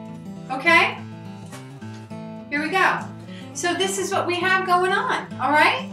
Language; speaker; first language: English; native; English